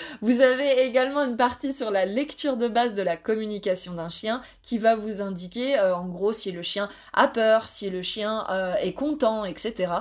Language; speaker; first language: French; native; French